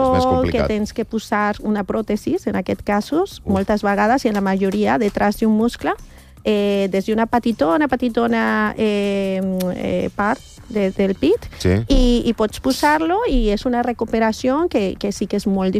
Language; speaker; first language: Catalan; non-native, learner; Spanish